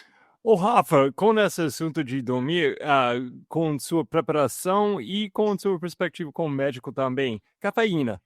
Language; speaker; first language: Portuguese; non-native, fluent; English